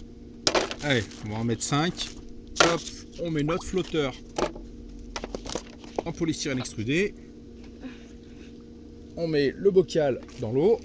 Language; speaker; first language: French; native; French